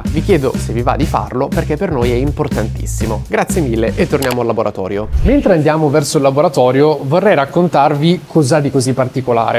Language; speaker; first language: Italian; native; Italian